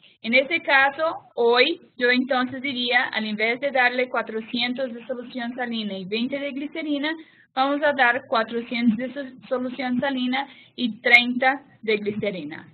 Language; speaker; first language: Spanish; non-native, fluent; Portuguese